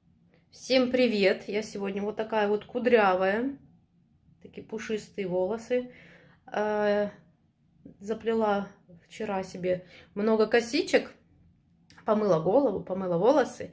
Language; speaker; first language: Russian; native; Russian